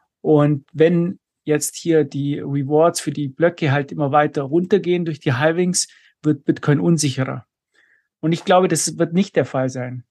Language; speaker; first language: German; native; German